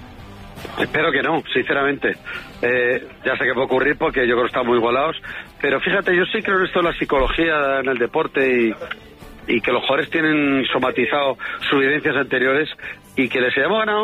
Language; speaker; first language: Spanish; native; Spanish